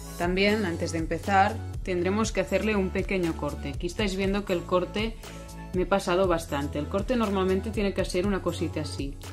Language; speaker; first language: Spanish; non-native, local second language; Catalan